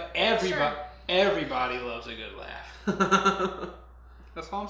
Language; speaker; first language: English; native; English